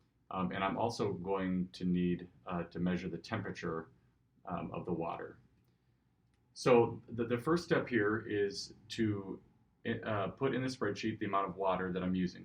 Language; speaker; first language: English; native; English